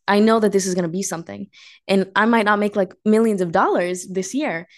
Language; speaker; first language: English; early bilingual, other home language; Spanish